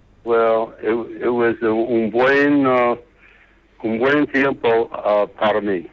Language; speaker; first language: Spanish; non-native, learner; English